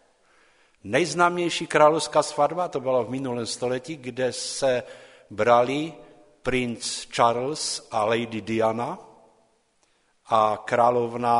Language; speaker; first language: Czech; non-native, local second language; Polish